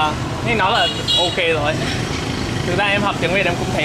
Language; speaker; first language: Vietnamese; non-native, fluent; English